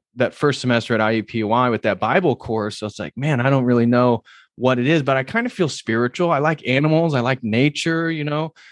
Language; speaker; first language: English; native; English